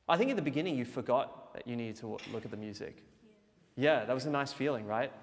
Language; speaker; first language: English; native; English